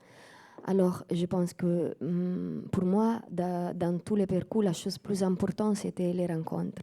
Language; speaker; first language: French; non-native, fluent; Italian